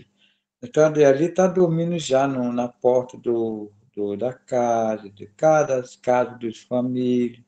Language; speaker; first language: Portuguese; non-native, local second language; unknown